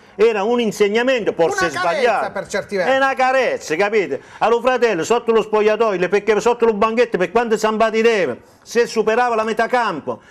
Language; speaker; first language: Italian; native; Italian